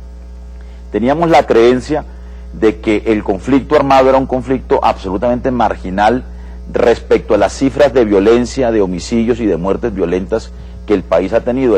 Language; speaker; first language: Spanish; native; Spanish